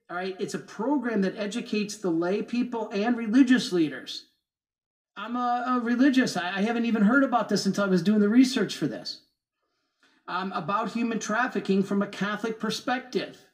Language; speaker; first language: English; native; English